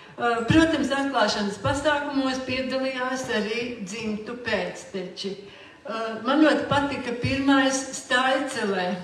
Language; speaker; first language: Latvian; native; Latvian